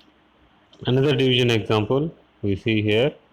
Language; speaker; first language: English; non-native, local second language; Telugu